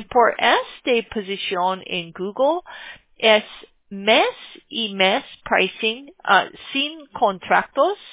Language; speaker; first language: Spanish; non-native, learner; English